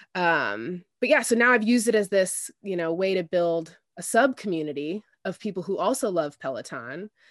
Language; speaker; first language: English; native; English